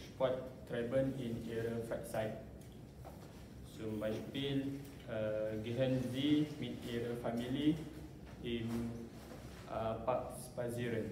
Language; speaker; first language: German; non-native, learner; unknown